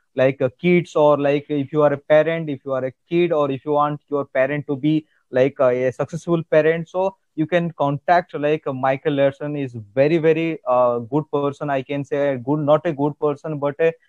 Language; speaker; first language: English; non-native, local second language; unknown